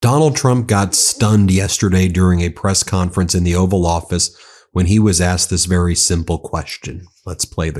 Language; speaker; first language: English; native; English